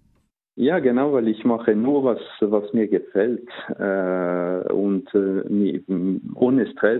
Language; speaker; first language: German; non-native, local second language; French